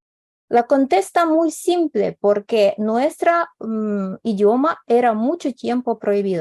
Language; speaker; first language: Spanish; non-native, fluent; Ukrainian